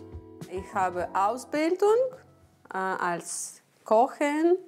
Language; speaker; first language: German; non-native, learner; Ukrainian